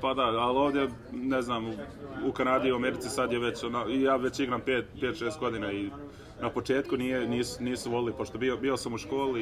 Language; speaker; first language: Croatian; early bilingual, heritage; Serbian